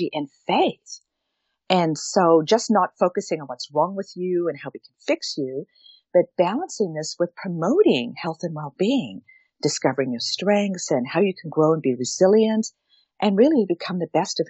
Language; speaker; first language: English; native; English